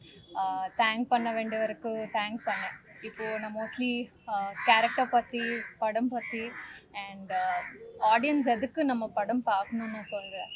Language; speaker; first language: Tamil; non-native, learner; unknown